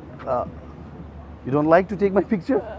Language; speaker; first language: English; non-native, learner; Persian